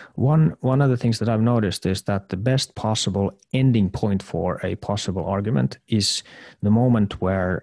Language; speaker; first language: English; non-native, fluent; Finnish